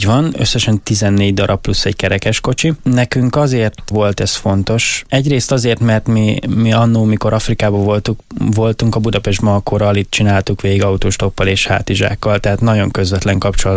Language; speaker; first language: Hungarian; native; Hungarian